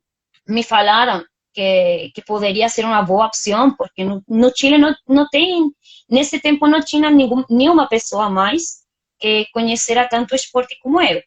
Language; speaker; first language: Portuguese; non-native, fluent; Spanish